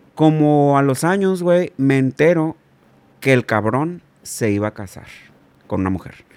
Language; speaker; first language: Spanish; native; Spanish